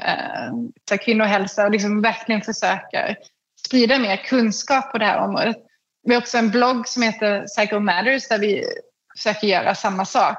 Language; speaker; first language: Swedish; native; Swedish